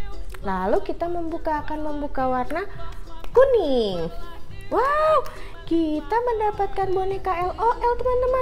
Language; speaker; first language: Indonesian; native; Indonesian